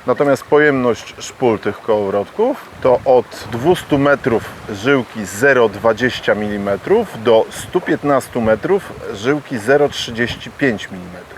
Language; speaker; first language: Polish; native; Polish